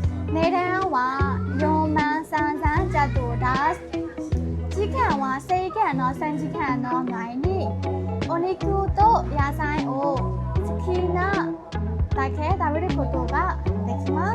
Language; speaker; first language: Japanese; non-native, learner; Burmese